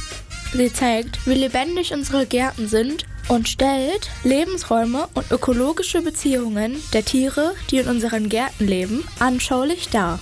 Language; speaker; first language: German; native; German